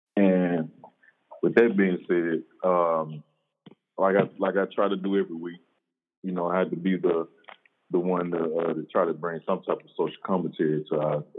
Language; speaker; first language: English; native; English